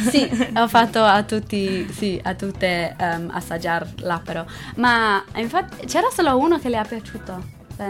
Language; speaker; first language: Italian; non-native, learner; English